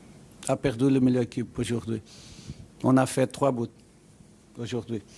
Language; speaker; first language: French; non-native, learner; Portuguese